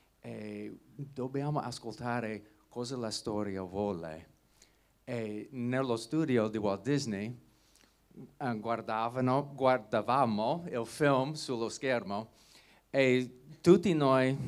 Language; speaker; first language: Italian; non-native, learner; English